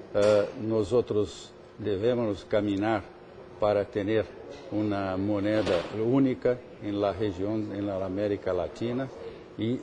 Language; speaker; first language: Spanish; non-native, fluent; Portuguese